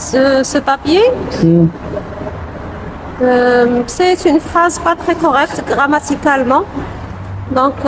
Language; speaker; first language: French; non-native, local second language; Arabic